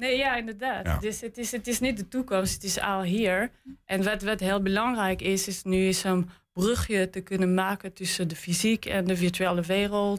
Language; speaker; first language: Dutch; non-native, learner; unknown